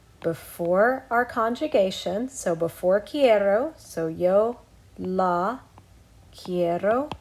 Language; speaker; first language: Spanish; non-native, fluent; English